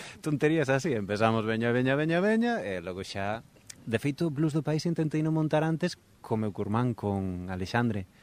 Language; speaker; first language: Galician; native; Galician